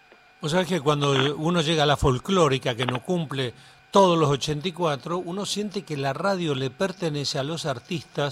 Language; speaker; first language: Spanish; native; Spanish